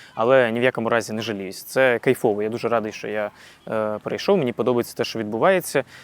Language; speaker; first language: Ukrainian; non-native, local second language; Russian